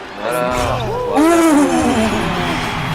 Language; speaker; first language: French; native; French